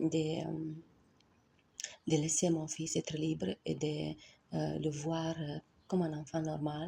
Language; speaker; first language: French; non-native, learner; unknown